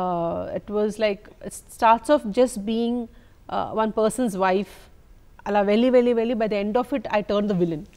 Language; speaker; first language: Telugu; non-native, local second language; Malayalam